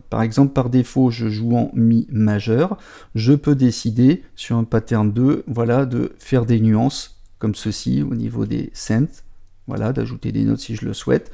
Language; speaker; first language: French; native; French